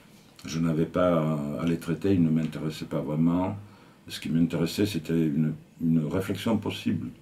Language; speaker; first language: French; native; French